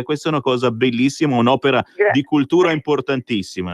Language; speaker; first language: Italian; native; Italian